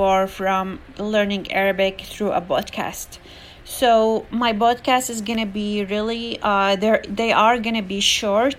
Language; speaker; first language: English; non-native, fluent; Arabic